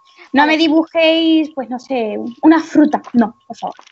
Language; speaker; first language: Spanish; native; Spanish